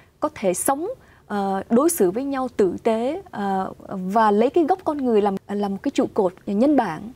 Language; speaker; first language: Vietnamese; early bilingual, heritage; Vietnamese